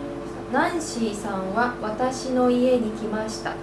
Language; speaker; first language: Japanese; non-native, learner; English